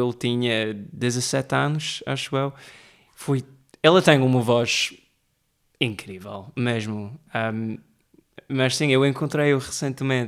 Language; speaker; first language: Portuguese; early bilingual, heritage; Portuguese